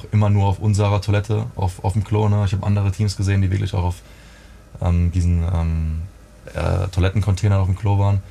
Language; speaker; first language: German; native; German